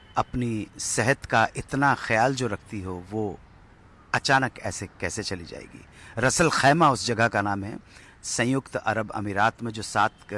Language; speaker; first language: Hindi; native; Hindi